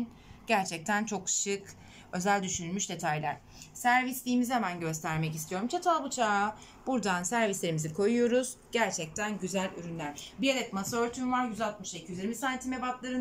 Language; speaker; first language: Turkish; native; Turkish